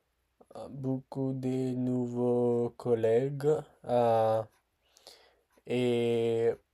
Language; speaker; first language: French; non-native, learner; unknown